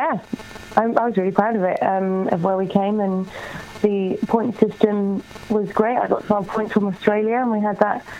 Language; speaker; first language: English; native; English